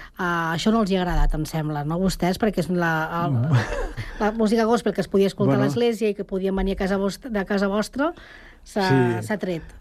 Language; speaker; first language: Catalan; native; Catalan